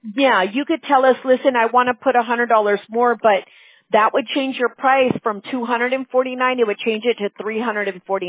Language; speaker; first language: English; early bilingual, other home language; Spanish